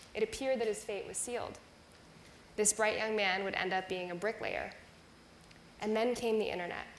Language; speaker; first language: English; native; English